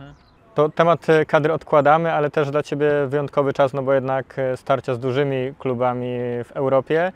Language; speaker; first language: Polish; native; Polish